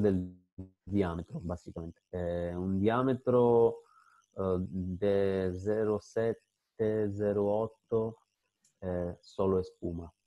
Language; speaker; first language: Spanish; non-native, fluent; Italian